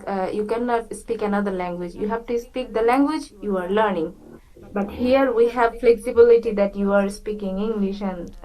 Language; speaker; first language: English; non-native, fluent; Bangla